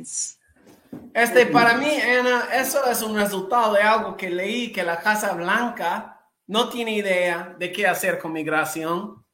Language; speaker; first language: Spanish; non-native, fluent; English